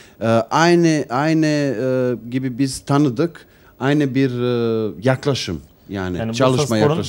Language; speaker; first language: Turkish; non-native, learner; Serbian